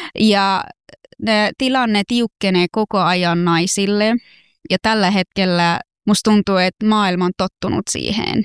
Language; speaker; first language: Finnish; non-native, fluent; Persian